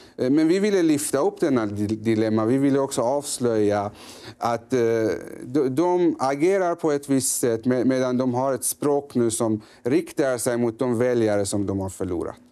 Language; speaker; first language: Swedish; early bilingual, other home language; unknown